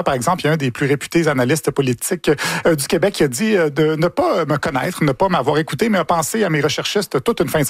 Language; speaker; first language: French; native; French